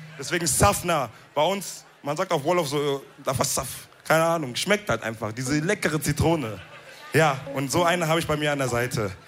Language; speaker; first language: German; early bilingual, other home language; Wolof